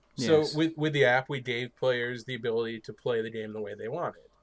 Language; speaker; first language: English; native; English